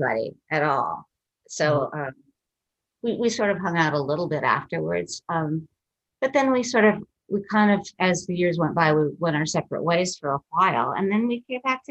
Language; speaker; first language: English; native; English